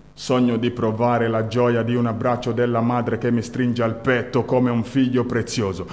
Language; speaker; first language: Italian; early bilingual, other home language; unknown